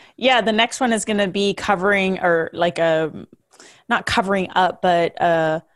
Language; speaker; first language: English; early bilingual, other home language; Hindi